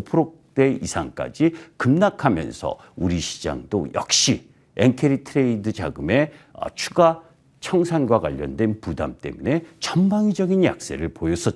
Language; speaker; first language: Korean; native; Korean